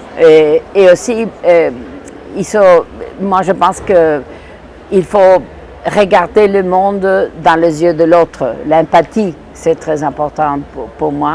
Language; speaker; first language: French; non-native, fluent; Spanish